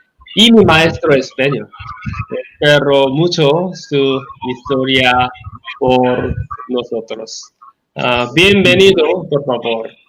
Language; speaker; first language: Spanish; non-native, learner; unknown